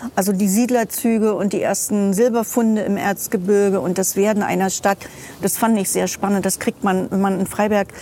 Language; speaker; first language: German; native; German